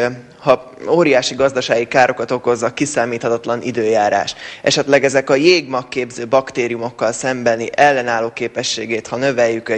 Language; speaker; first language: Hungarian; native; Hungarian